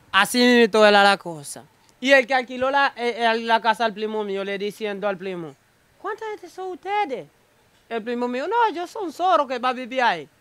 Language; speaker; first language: Spanish; non-native, learner; Haitian Creole